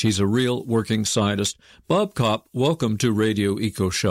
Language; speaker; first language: English; native; English